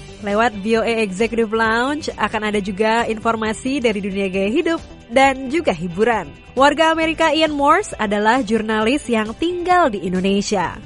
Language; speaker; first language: Indonesian; native; Indonesian